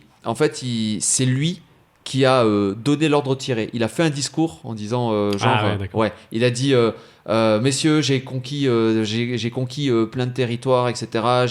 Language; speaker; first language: French; native; French